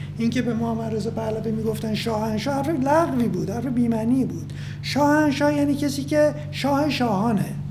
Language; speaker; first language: Persian; non-native, local second language; Armenian